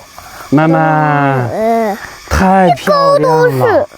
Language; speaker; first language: Chinese; native; Chinese